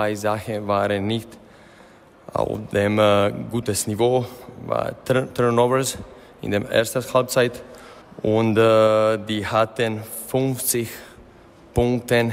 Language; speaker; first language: German; non-native, fluent; Serbian